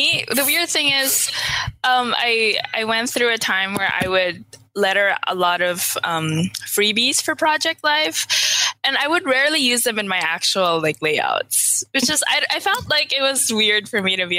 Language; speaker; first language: English; non-native, local second language; Filipino